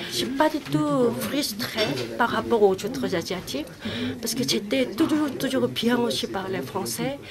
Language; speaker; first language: French; non-native, fluent; Korean